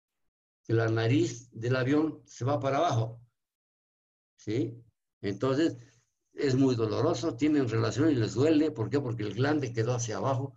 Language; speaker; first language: Spanish; native; Spanish